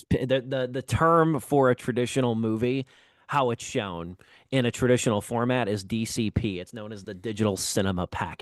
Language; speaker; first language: English; native; English